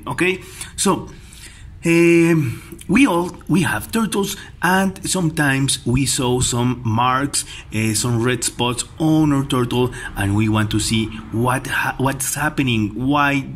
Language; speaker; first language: English; non-native, fluent; Spanish